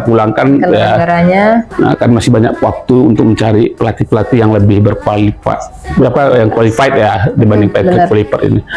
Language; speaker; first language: Indonesian; native; Indonesian